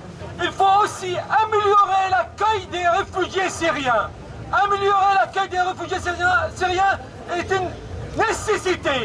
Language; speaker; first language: French; non-native, fluent; Arabic